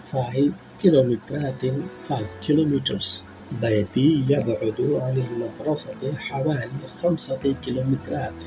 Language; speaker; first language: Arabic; non-native, fluent; Urdu